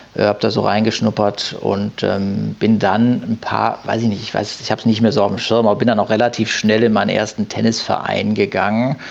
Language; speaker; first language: German; native; German